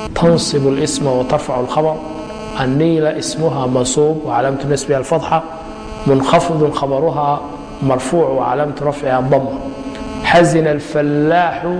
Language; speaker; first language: Arabic; non-native, fluent; Somali